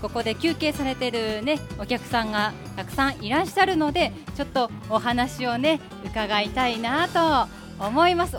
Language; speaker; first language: Japanese; native; Japanese